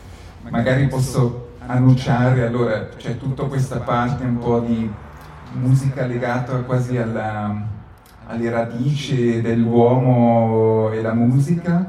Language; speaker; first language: Italian; native; Italian